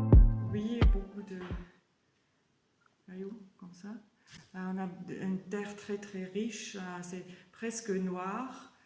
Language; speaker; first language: French; non-native, learner; German